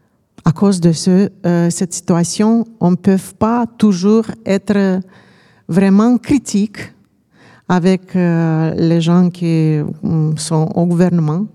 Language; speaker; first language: French; non-native, fluent; Romanian